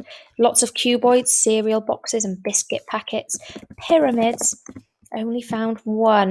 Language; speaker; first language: English; native; English